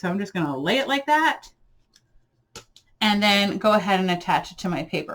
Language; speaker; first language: English; native; English